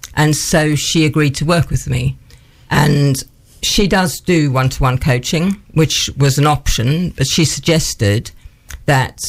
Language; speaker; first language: English; native; English